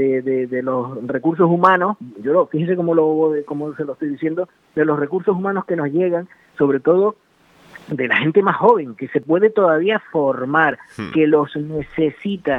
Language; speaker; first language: Spanish; native; Spanish